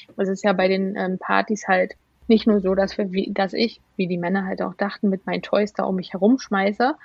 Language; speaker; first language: German; native; German